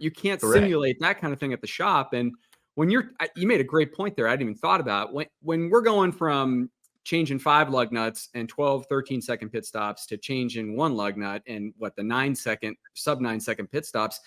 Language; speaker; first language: English; native; English